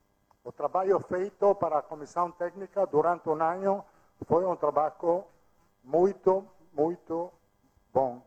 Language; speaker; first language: Portuguese; non-native, fluent; Italian